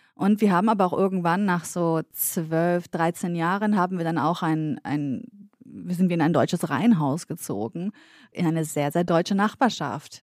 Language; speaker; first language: German; early bilingual, other home language; Central Kurdish